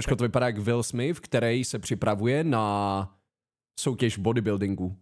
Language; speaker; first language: Czech; native; Czech